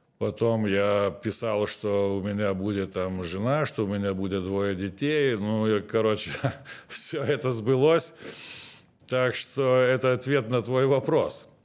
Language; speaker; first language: Russian; non-native, local second language; Lithuanian